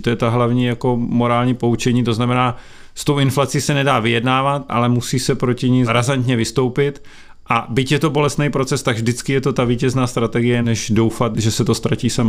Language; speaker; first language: Czech; native; Czech